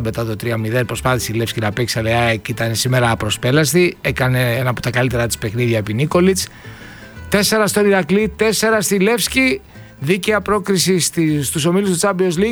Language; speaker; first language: Greek; native; Greek